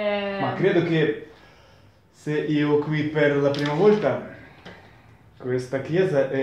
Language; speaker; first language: Italian; non-native, learner; Russian